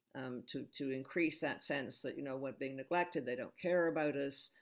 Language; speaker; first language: English; native; English